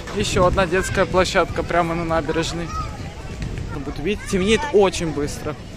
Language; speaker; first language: Russian; early bilingual, heritage; Russian